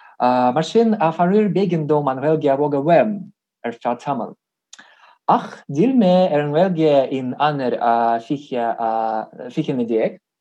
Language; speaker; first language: Irish; non-native, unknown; Russian